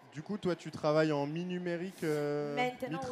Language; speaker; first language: French; native; French